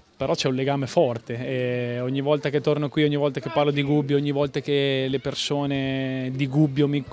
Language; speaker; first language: Italian; native; Italian